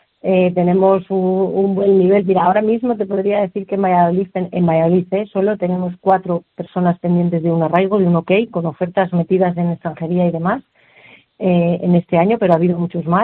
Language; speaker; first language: Spanish; native; Spanish